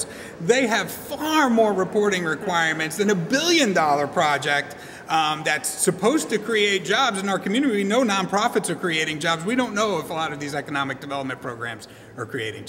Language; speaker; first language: English; native; English